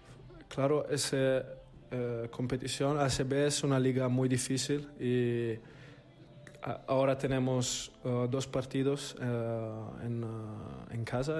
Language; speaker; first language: Spanish; non-native, learner; Italian